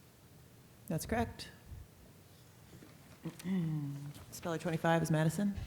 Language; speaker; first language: English; native; English